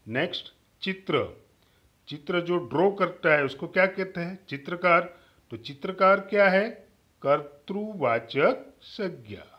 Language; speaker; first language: Hindi; non-native, local second language; Gujarati